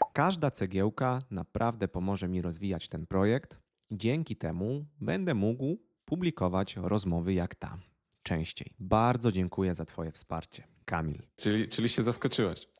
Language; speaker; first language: Polish; native; Polish